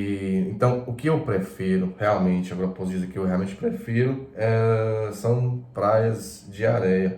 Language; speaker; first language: Portuguese; non-native, fluent; Croatian